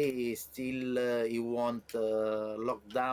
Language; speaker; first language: English; non-native, learner; Italian